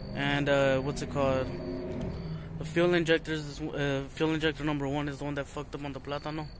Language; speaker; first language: English; early bilingual, other home language; Spanish